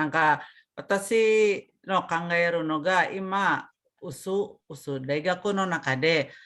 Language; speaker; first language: Japanese; non-native, learner; Indonesian